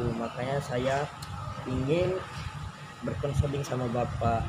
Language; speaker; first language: Indonesian; native; Indonesian